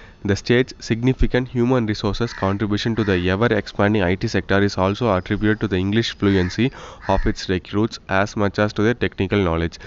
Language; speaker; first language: English; non-native, local second language; Tamil